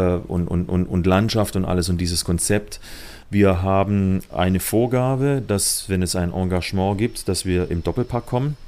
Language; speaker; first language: German; native; German